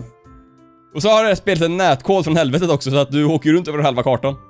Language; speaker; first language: Swedish; native; Swedish